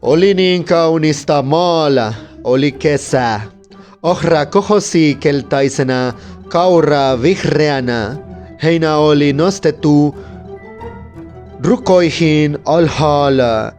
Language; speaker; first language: Finnish; non-native, learner; Spanish